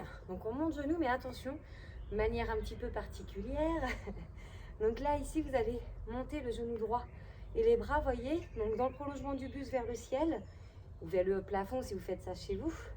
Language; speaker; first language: French; native; French